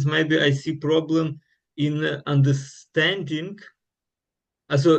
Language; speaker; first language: English; non-native, learner; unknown